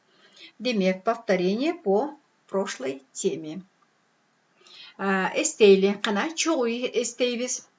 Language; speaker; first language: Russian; non-native, local second language; Kyrgyz